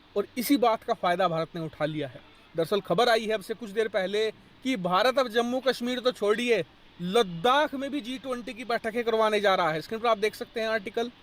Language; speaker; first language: Hindi; native; Hindi